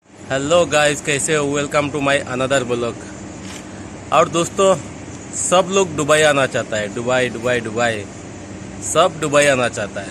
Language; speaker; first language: Hindi; non-native, local second language; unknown